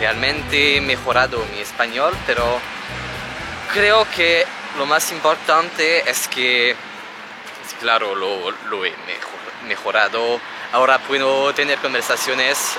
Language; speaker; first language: Spanish; non-native, learner; French